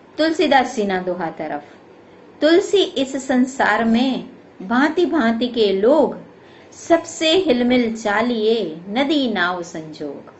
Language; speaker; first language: Hindi; non-native, local second language; Gujarati